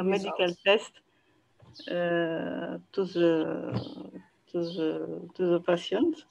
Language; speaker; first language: English; non-native, learner; French